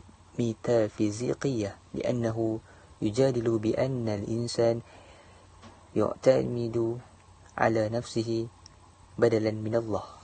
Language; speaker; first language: Arabic; non-native, learner; Malay